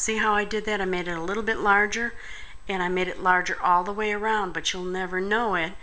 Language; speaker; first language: English; native; English